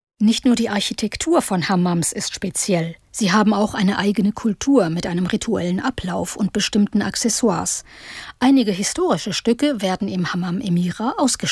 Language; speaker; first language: German; native; German